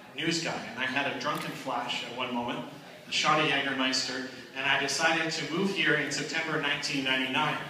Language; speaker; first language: English; native; English